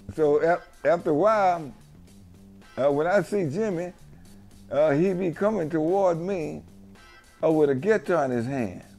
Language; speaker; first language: English; native; English